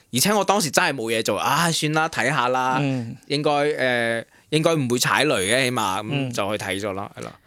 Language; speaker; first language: Cantonese; non-native, local second language; Min Nan Chinese